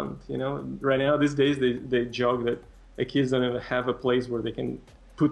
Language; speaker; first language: English; non-native, fluent; Russian